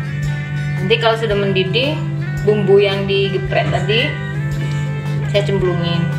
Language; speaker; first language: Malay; non-native, local second language; Madurese